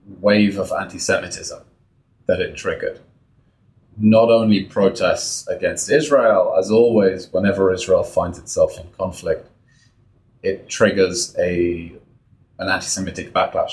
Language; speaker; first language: English; native; English